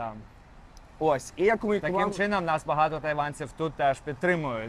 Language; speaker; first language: Ukrainian; non-native, local second language; Russian